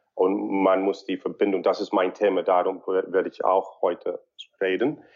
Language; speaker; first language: German; non-native, fluent; English